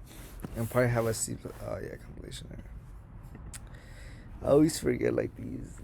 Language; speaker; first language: English; native; English